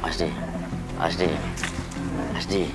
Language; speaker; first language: Indonesian; native; Indonesian